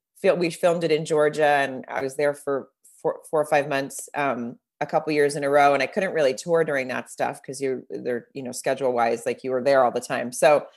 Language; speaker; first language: English; native; English